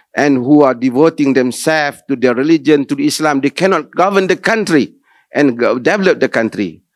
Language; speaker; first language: English; non-native, local second language; Malay